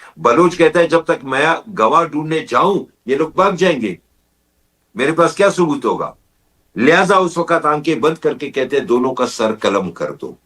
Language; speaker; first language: Urdu; non-native, local second language; Baluchi